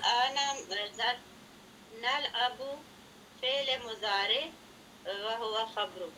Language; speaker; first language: Arabic; non-native, learner; Urdu